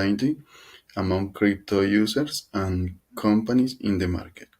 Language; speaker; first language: English; non-native, learner; Spanish